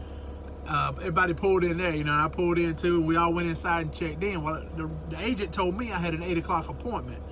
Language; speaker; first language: English; native; English